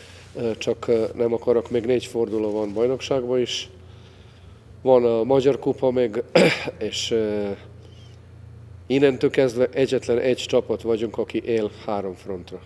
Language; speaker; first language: Hungarian; non-native, fluent; Serbian